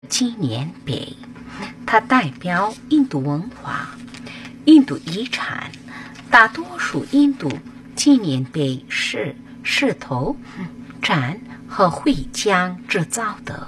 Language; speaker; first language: Chinese; non-native, fluent; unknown